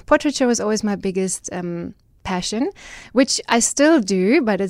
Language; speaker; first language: English; non-native, fluent; German